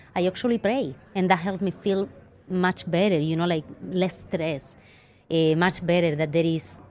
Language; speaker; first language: English; non-native, fluent; Spanish